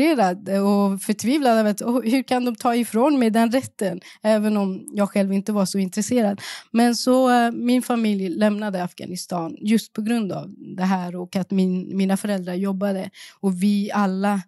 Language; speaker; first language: Swedish; early bilingual, other home language; Persian